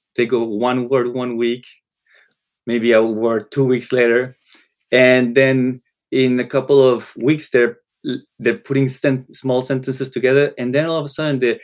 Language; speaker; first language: English; non-native, fluent; Spanish